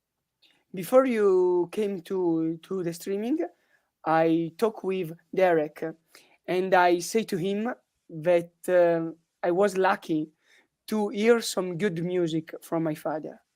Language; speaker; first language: English; non-native, learner; Italian